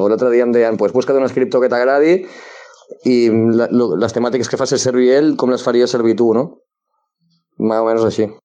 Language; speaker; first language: Catalan; non-native, local second language; Spanish